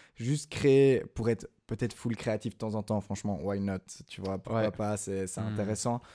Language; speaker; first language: French; native; French